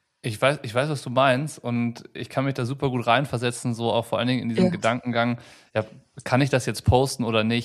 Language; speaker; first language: German; native; German